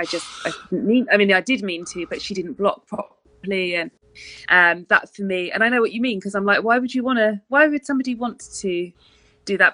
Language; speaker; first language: English; native; English